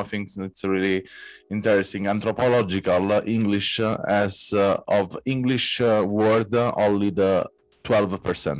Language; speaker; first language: English; non-native, learner; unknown